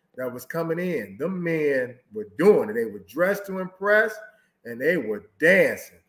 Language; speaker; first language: English; native; English